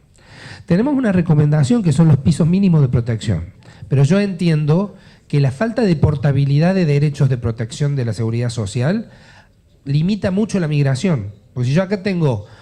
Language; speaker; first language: Spanish; native; Spanish